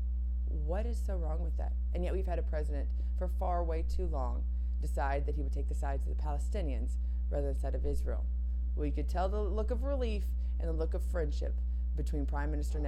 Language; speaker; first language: English; native; English